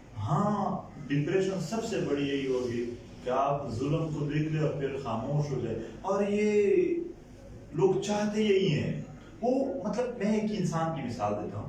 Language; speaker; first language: Urdu; non-native, local second language; Pashto